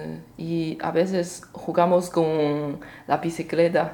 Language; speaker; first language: Spanish; non-native, learner; Chinese